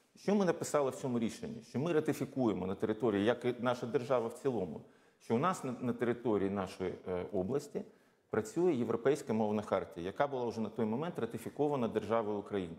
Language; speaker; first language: Ukrainian; non-native, local second language; Russian